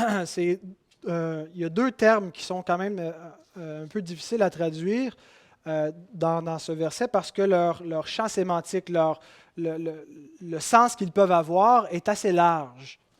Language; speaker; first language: French; native; French